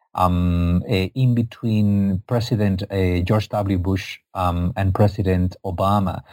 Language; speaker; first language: English; non-native, fluent; Spanish